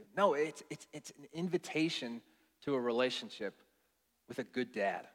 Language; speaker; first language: English; native; English